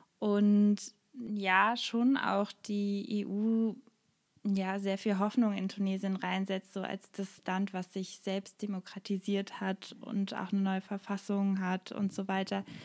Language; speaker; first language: German; native; German